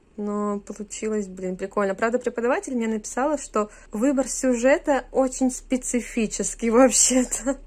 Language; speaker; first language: Russian; native; Russian